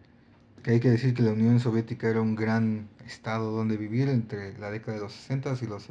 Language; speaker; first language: Spanish; native; Spanish